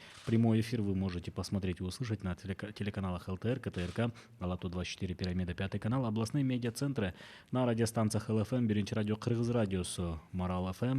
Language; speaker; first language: Russian; non-native, local second language; Kyrgyz